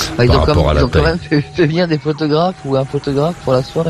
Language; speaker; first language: French; native; French